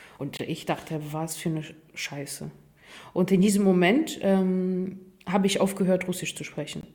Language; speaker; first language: German; non-native, fluent; Russian